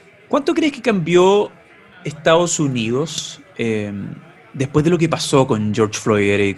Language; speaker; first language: Spanish; native; Spanish